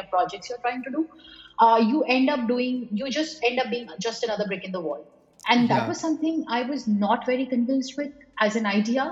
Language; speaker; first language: English; non-native, local second language; Hindi